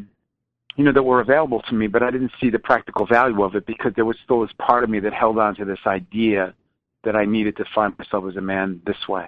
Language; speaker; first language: English; native; English